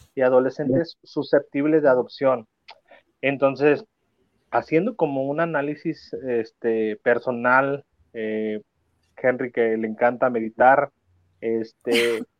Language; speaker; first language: Spanish; native; Spanish